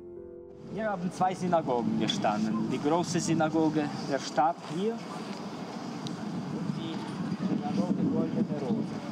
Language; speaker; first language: German; non-native, fluent; Ukrainian